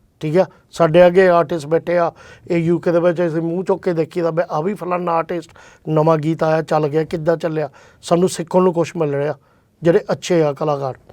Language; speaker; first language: Punjabi; early bilingual, heritage; Punjabi